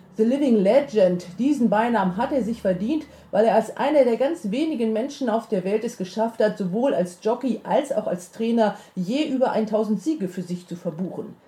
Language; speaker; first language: German; native; German